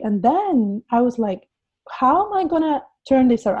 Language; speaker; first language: English; non-native, fluent; Spanish